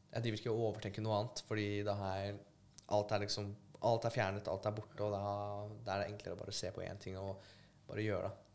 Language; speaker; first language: Norwegian; early bilingual, other home language; Polish